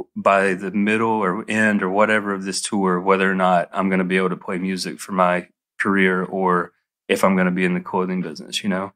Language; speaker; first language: English; native; English